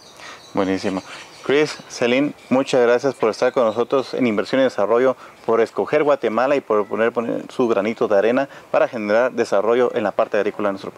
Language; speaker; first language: Spanish; native; Spanish